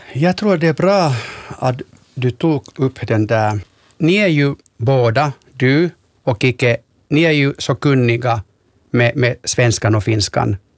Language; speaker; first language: Swedish; non-native, local second language; Finnish